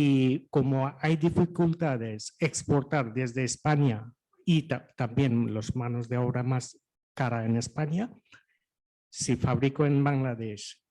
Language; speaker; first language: Spanish; non-native, learner; Bangla